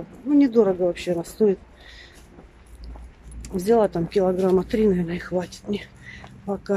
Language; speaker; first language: Russian; native; Russian